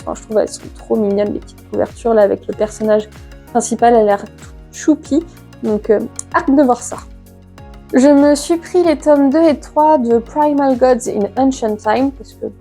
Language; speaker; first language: French; native; French